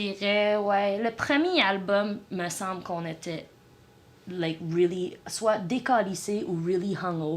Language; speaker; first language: French; native; French